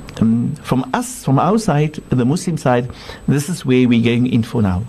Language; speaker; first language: English; non-native, local second language; Afrikaans